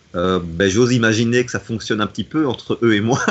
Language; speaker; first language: French; native; French